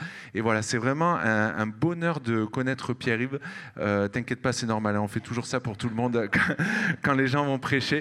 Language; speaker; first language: French; native; French